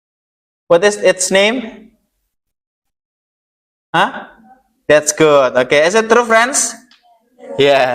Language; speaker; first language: English; non-native, learner; Indonesian